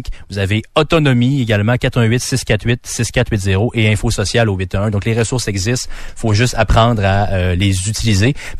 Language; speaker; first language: French; native; French